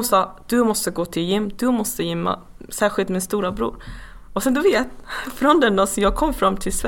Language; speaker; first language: Swedish; non-native, fluent; Persian